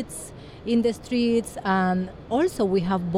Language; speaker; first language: English; non-native, learner; Spanish